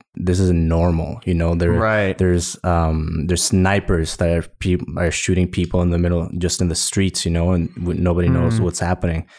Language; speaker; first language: English; early bilingual, other home language; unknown